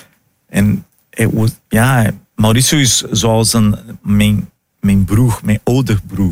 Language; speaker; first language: Dutch; non-native, learner; Portuguese